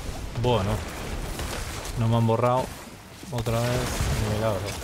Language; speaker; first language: Spanish; native; Spanish